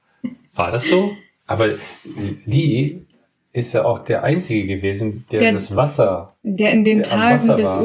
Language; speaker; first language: German; native; German